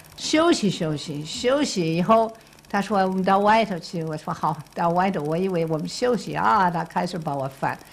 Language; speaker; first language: Chinese; non-native, fluent; English